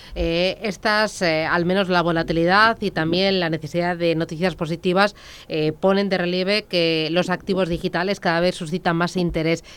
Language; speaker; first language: Spanish; native; Spanish